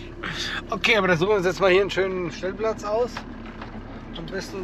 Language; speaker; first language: German; native; German